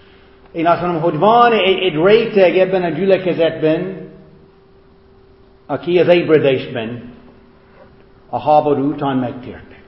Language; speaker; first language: Hungarian; non-native, fluent; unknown